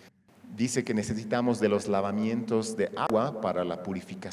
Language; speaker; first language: Spanish; native; Spanish